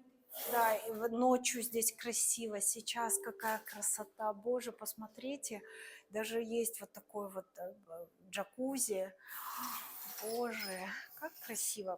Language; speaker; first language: Russian; native; Russian